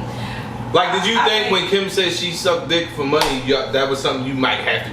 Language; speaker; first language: English; native; English